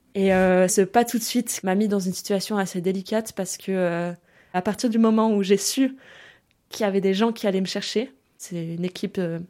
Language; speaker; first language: French; early bilingual, other home language; German